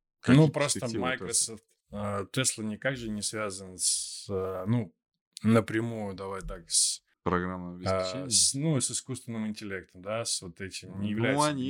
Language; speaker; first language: Russian; native; Russian